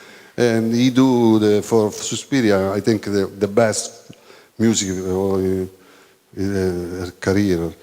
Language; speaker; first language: English; non-native, learner; Italian